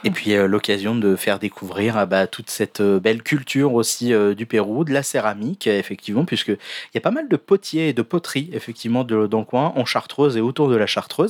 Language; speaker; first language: French; native; French